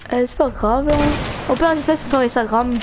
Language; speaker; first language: French; native; French